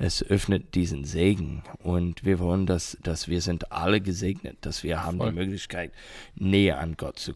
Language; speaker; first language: German; non-native, learner; English